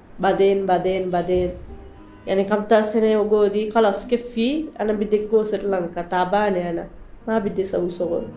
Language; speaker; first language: Arabic; non-native, learner; Sinhala